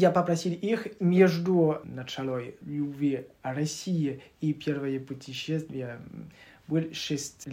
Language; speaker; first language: Russian; non-native, learner; French